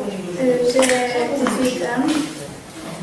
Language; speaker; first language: French; non-native, learner; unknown